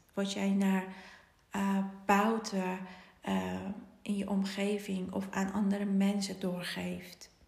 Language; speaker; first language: Dutch; non-native, fluent; Persian